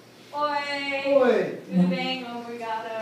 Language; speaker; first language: Portuguese; non-native, learner; English